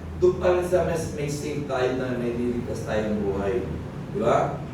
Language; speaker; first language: Filipino; native; Filipino